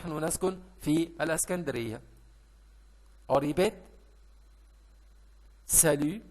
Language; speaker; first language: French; non-native, fluent; Arabic